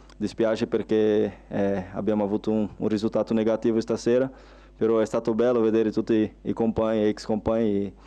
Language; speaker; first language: Italian; non-native, fluent; Portuguese